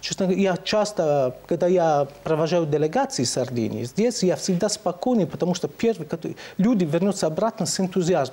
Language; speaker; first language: Russian; non-native, fluent; Italian